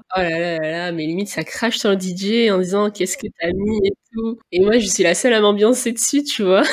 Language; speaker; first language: French; native; French